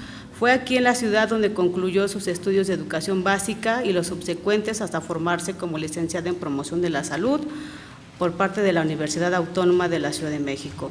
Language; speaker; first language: Spanish; non-native, local second language; Mixtepec Mixtec